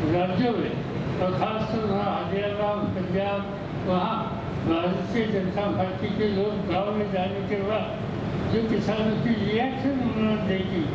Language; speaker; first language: Hindi; non-native, local second language; Marathi